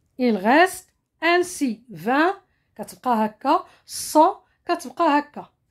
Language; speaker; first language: French; non-native, local second language; Arabic